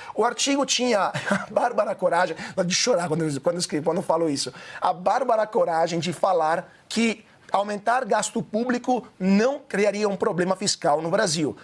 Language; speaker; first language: Portuguese; non-native, fluent; Italian